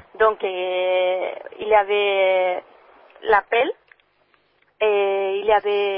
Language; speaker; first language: French; non-native, learner; Spanish